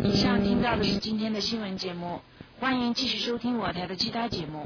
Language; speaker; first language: Chinese; native; Chinese